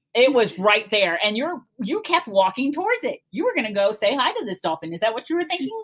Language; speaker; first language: English; native; English